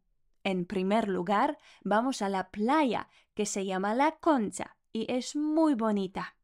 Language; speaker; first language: Spanish; non-native, fluent; Polish